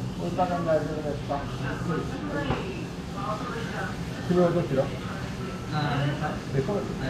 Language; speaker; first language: Japanese; non-native, learner; Nepali